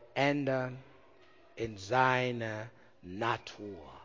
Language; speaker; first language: German; non-native, learner; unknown